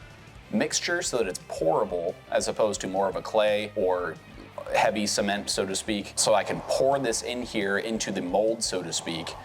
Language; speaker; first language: English; native; English